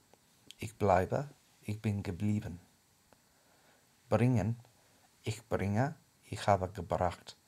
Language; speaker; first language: German; non-native, fluent; English